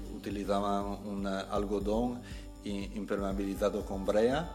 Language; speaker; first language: Spanish; non-native, fluent; Italian